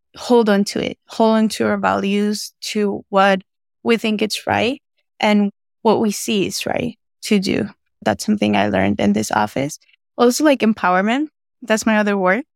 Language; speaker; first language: English; non-native, fluent; Spanish